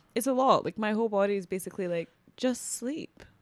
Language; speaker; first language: English; native; English